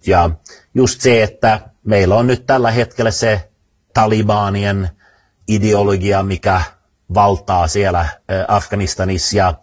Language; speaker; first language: Finnish; early bilingual, other home language; Swedish